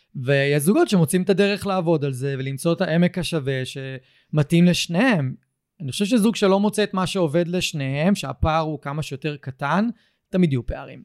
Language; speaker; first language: Hebrew; native; Hebrew